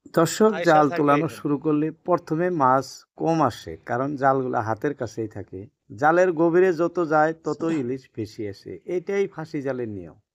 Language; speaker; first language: Bangla; non-native, local second language; Assamese